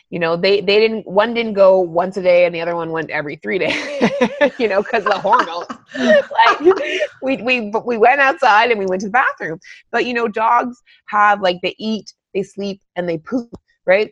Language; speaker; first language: English; native; English